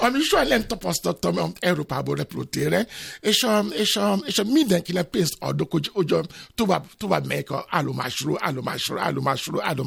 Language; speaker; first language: Hungarian; non-native, learner; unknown